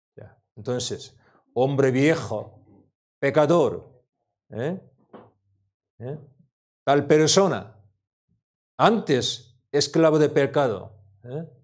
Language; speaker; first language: Spanish; non-native, learner; Korean